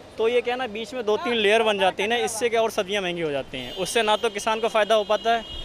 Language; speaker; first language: Hindi; native; Hindi